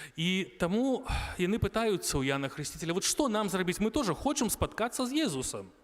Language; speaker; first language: Belarusian; native; Belarusian